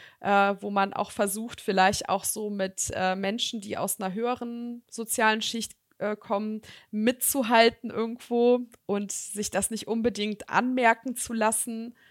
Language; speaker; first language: German; early bilingual, other home language; Serbian